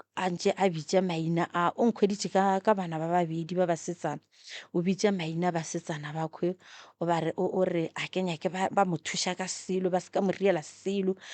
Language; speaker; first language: Northern Sotho; non-native, local second language; Tsonga